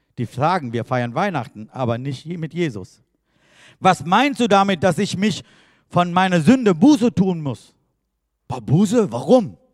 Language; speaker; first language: German; non-native, fluent; Tamil